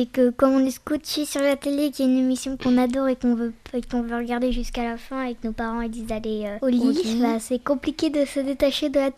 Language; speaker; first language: French; native; French